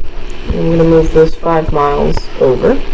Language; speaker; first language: English; native; English